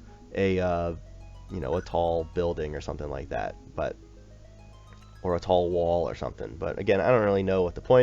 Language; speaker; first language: English; native; English